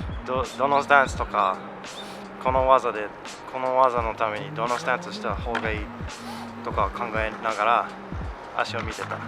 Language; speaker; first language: Japanese; non-native, fluent; English